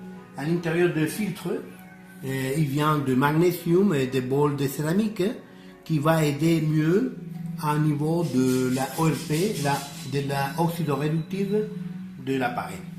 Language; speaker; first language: French; non-native, learner; Spanish